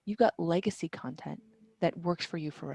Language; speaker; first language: English; native; English